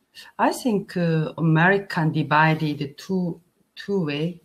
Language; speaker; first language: English; non-native, learner; Korean